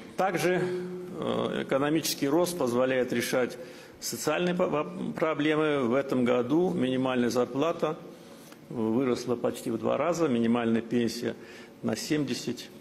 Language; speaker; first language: Russian; non-native, local second language; Azerbaijani